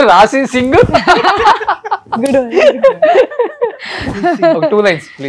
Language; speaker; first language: Telugu; native; Telugu